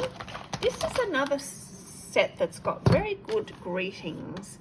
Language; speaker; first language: English; native; English